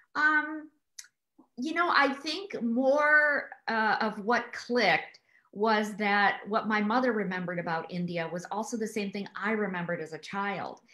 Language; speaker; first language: English; early bilingual, other home language; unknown